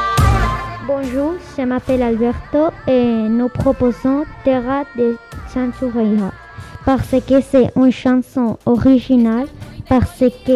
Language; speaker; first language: French; non-native, learner; Spanish